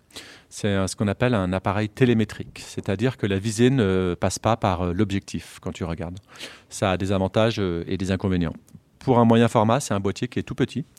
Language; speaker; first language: French; native; French